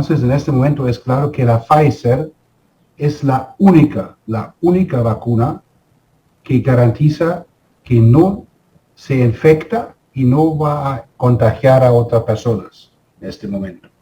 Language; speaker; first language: Spanish; non-native, fluent; German